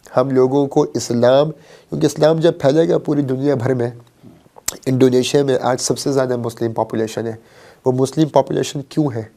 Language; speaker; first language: Urdu; early bilingual, heritage; Urdu